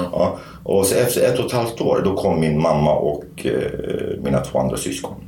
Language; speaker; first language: Swedish; non-native, fluent; Kurdish